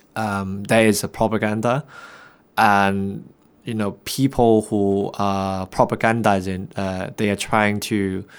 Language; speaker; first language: English; non-native, local second language; Cantonese